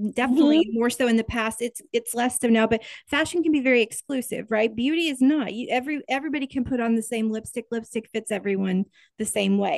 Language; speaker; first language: English; native; English